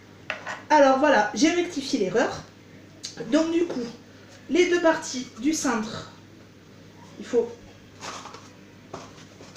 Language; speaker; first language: French; native; French